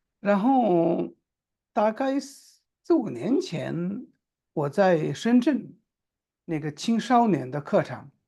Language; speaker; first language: Chinese; non-native, local second language; Tibetan